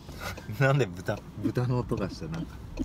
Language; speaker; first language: Japanese; native; Japanese